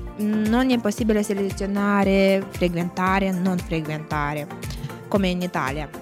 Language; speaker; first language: Italian; non-native, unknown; Romanian